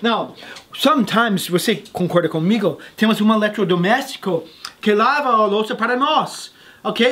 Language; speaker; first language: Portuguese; non-native, fluent; English